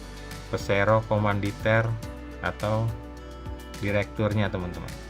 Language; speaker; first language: Indonesian; native; Indonesian